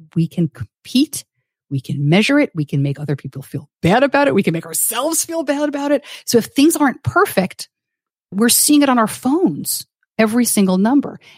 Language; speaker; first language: English; native; English